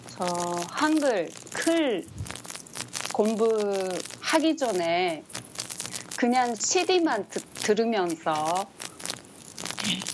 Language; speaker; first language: Korean; non-native, learner; Japanese